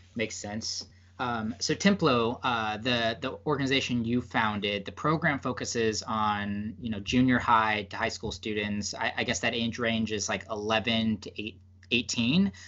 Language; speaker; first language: English; native; English